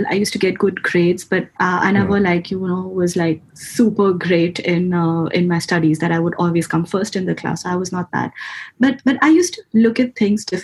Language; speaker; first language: English; non-native, local second language; Hindi